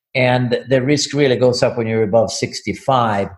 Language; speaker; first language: English; non-native, fluent; Swedish